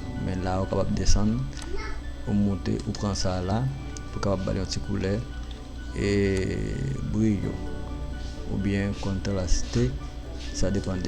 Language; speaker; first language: French; non-native, learner; Haitian Creole